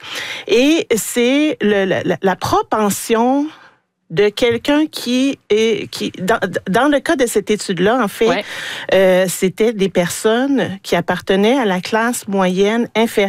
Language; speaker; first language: French; native; French